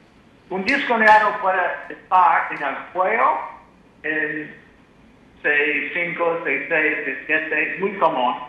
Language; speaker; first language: Spanish; non-native, learner; English